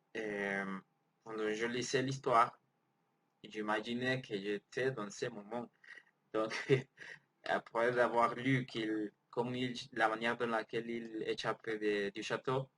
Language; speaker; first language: French; non-native, learner; Spanish